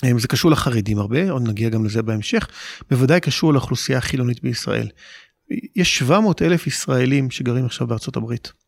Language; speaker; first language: Hebrew; native; Hebrew